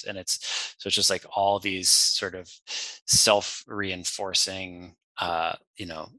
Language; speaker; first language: English; native; English